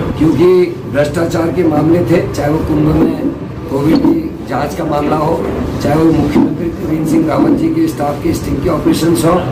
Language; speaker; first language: Hindi; native; Hindi